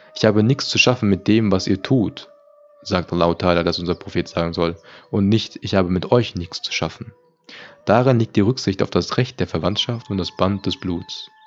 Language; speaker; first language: German; early bilingual, other home language; Turkish